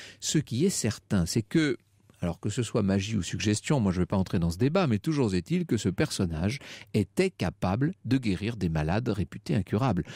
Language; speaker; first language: French; native; French